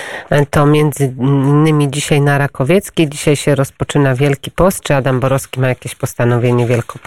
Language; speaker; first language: Polish; native; Polish